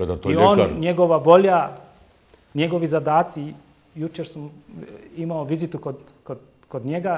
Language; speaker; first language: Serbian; non-native, local second language; Turkish